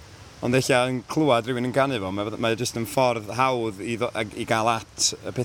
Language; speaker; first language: Welsh; native; Welsh